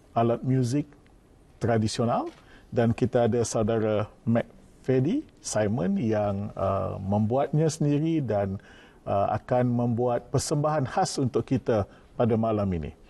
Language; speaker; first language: Malay; native; Malay